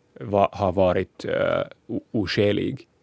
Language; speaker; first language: Swedish; non-native, local second language; Finnish